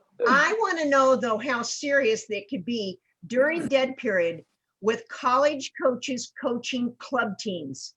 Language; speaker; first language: English; native; English